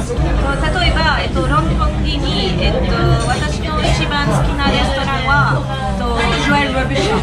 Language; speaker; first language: Japanese; non-native, learner; French